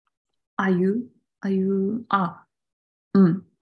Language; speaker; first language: Japanese; non-native, fluent; Tatar